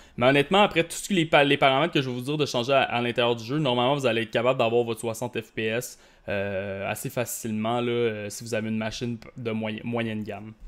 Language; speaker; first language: French; native; French